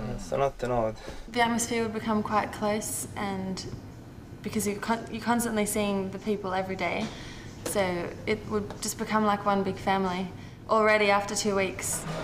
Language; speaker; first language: English; early bilingual, other home language; German